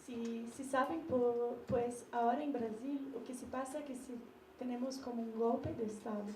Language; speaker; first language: Spanish; non-native, learner; Portuguese